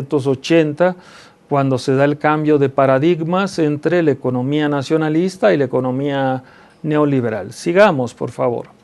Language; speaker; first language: Spanish; native; Spanish